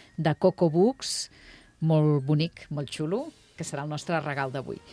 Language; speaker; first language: Catalan; native; Catalan